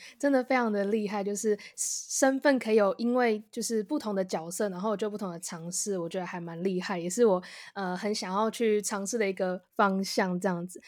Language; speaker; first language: Chinese; native; Chinese